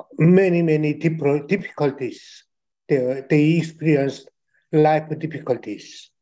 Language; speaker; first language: English; non-native, learner; Chinese